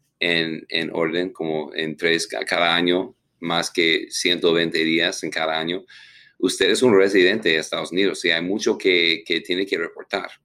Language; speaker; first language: Spanish; non-native, learner; English